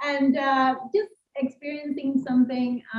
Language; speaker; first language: English; non-native, fluent; Spanish